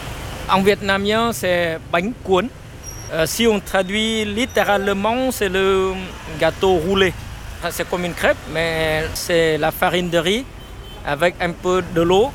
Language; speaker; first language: French; non-native, fluent; Vietnamese